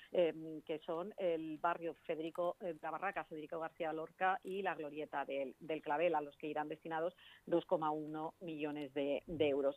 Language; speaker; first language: Spanish; native; Spanish